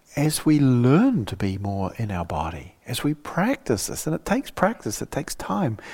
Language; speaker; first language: English; native; English